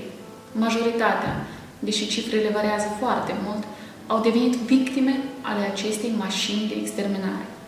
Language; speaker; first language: Romanian; native; Romanian